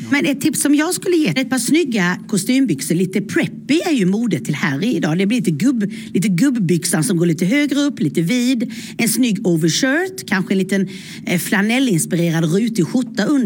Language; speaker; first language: Swedish; native; Swedish